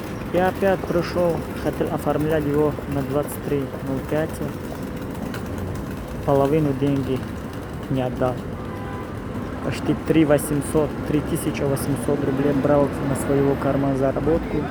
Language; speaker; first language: Russian; non-native, learner; Tajik